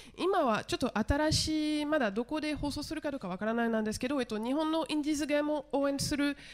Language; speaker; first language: Japanese; non-native, fluent; French